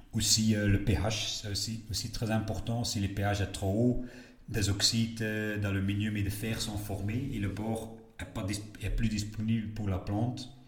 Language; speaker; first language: French; non-native, local second language; Dutch